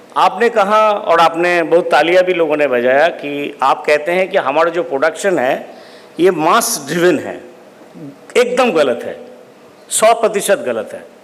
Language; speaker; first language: Hindi; non-native, local second language; Bangla